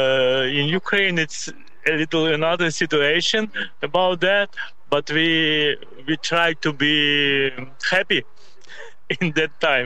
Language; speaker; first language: English; non-native, learner; Ukrainian